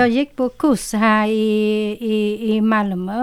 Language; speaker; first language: Swedish; non-native, learner; Vietnamese